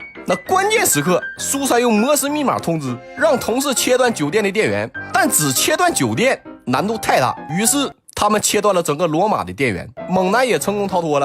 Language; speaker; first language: Chinese; native; Chinese